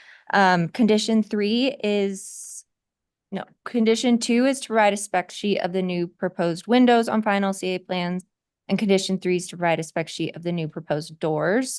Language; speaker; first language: English; native; English